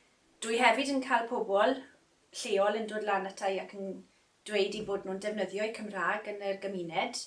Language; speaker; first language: Welsh; native; Welsh